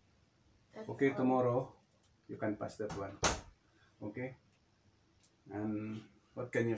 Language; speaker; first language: English; non-native, local second language; Cebuano